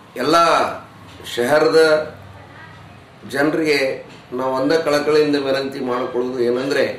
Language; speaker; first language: Kannada; non-native, local second language; Urdu